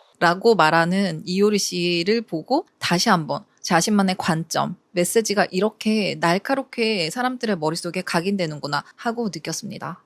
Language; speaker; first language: Korean; native; Korean